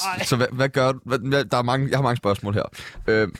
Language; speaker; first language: Danish; native; Danish